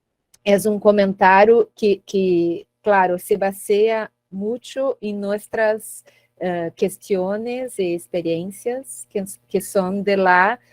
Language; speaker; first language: Spanish; non-native, learner; Portuguese